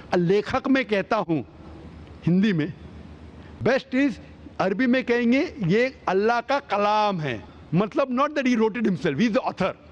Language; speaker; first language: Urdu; non-native, local second language; Konkani